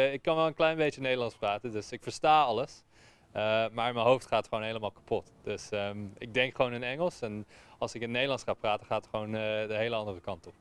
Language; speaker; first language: Dutch; non-native, learner; English